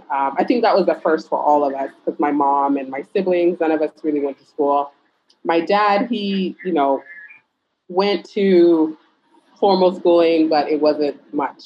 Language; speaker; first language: English; early bilingual, other home language; Fula